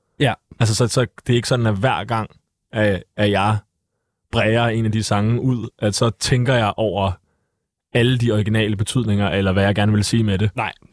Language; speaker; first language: Danish; native; Danish